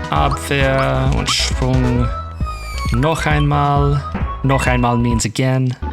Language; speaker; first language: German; non-native, learner; English